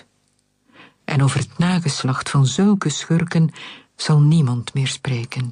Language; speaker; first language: Dutch; native; Dutch